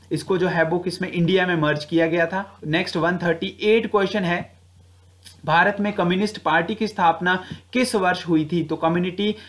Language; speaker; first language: Hindi; native; Hindi